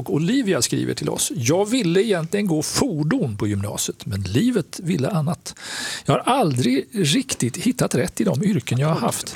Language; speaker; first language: Swedish; native; Swedish